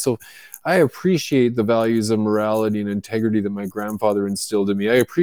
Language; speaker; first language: English; native; English